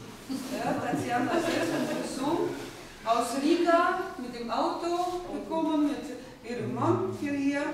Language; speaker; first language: German; non-native, fluent; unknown